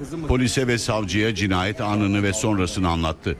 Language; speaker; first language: Turkish; native; Turkish